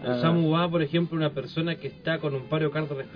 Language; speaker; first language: Spanish; native; Spanish